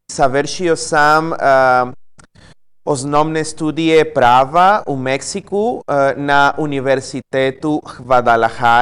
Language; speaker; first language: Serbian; non-native, learner; Spanish